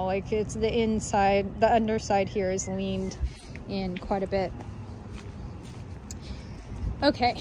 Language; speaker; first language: English; native; English